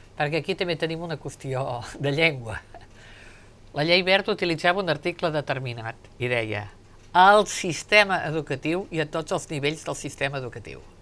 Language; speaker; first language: Catalan; native; Catalan